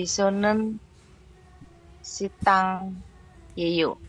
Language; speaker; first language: Korean; non-native, learner; Indonesian